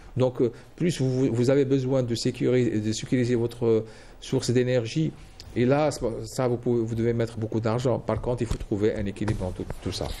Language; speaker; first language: French; non-native, local second language; Arabic